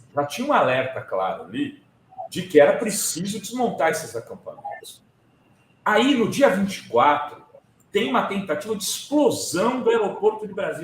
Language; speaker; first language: Portuguese; native; Portuguese